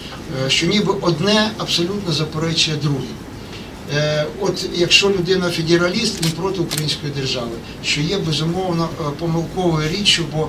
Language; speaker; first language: Ukrainian; native; Ukrainian